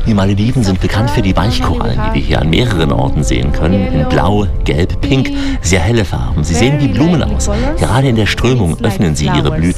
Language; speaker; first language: German; native; German